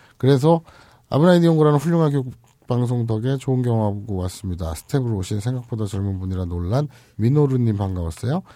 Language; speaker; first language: Korean; native; Korean